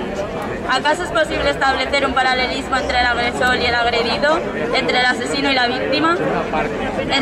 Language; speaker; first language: Spanish; native; Spanish